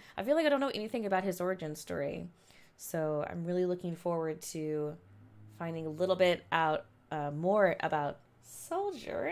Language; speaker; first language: English; native; English